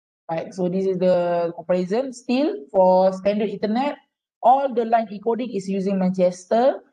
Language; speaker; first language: English; non-native, local second language; Malay